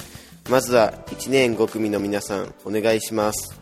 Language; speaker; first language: Japanese; native; Japanese